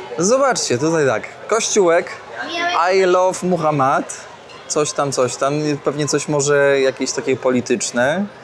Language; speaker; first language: Polish; native; Polish